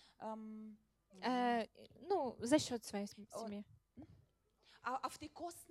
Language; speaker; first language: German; non-native, learner; Russian